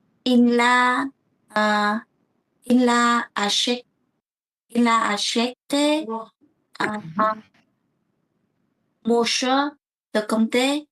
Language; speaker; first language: French; non-native, learner; Vietnamese